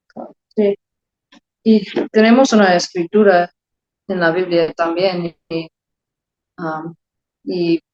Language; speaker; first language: Spanish; non-native, learner; English